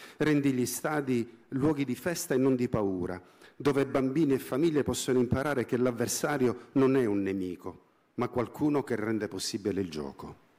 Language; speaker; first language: Italian; native; Italian